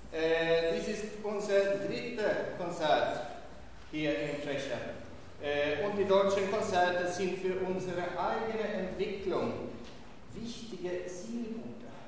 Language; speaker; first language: German; non-native, fluent; Swedish